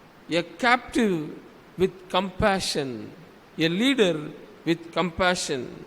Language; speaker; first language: English; non-native, local second language; Tamil